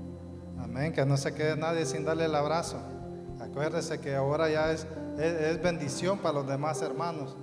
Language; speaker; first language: Spanish; native; Spanish